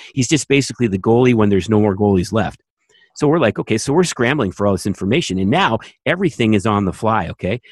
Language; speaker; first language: English; native; English